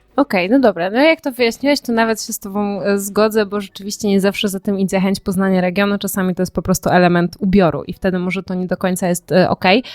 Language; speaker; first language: Polish; native; Polish